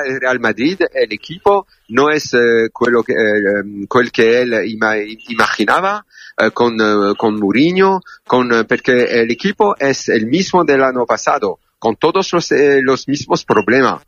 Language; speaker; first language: Spanish; non-native, learner; French